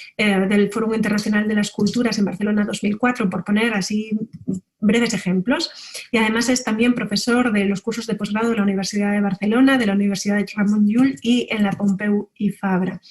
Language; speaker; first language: Spanish; native; Spanish